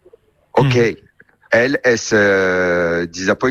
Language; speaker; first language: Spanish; non-native, learner; Italian